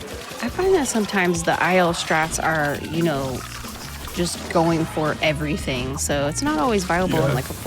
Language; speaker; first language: English; native; English